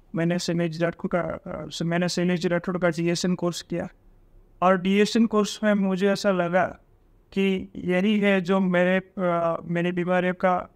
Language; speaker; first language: Hindi; non-native, local second language; Gujarati